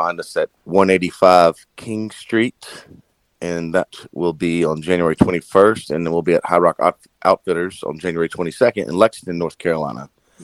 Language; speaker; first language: English; native; English